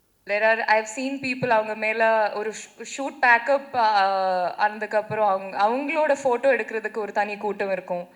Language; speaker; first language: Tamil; non-native, fluent; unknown